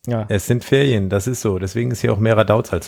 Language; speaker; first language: German; native; German